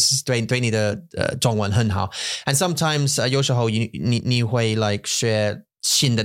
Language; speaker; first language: Chinese; non-native, learner; English